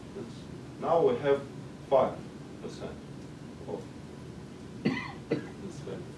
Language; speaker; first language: English; non-native, learner; Russian